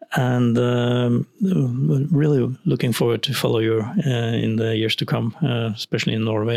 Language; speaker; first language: English; non-native, fluent; Norwegian